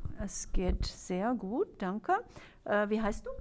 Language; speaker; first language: German; non-native, fluent; English